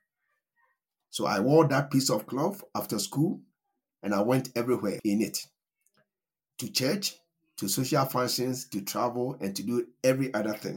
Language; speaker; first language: English; non-native, local second language; Akan